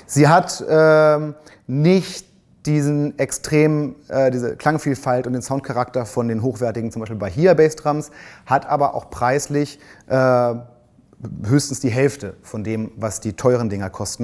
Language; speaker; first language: German; native; German